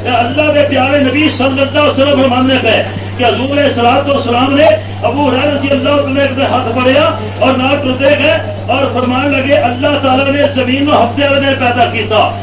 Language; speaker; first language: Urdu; non-native, local second language; Punjabi